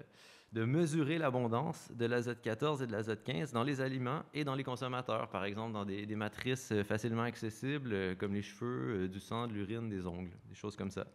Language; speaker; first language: French; native; French